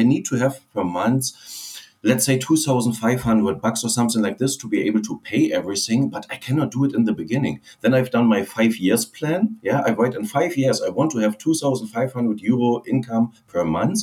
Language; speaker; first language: English; non-native, fluent; German